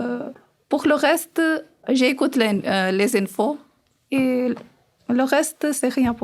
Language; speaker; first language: French; non-native, learner; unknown